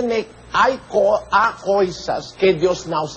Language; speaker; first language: Spanish; non-native, learner; Filipino